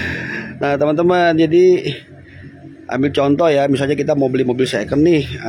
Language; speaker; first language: Indonesian; native; Indonesian